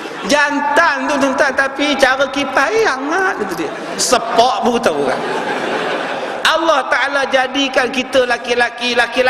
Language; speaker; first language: Malay; native; Malay